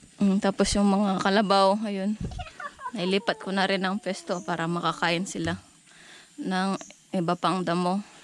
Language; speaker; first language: Filipino; native; Filipino